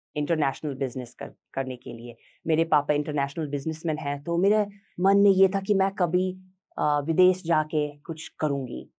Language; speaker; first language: Hindi; non-native, fluent; English